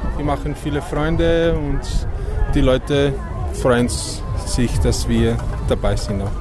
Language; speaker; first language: German; non-native, learner; Portuguese